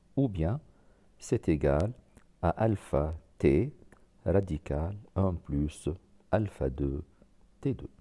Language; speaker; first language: French; non-native, local second language; Arabic